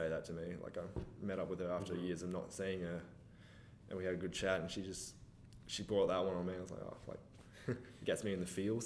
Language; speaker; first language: English; native; English